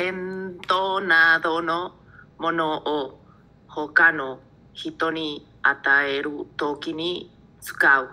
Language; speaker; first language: Japanese; non-native, learner; Spanish